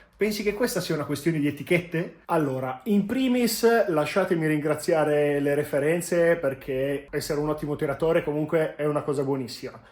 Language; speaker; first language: Italian; native; Italian